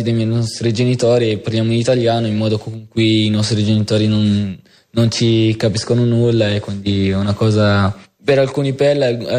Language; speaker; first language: Italian; non-native, learner; Arabic